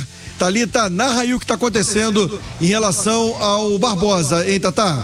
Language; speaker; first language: Portuguese; native; Portuguese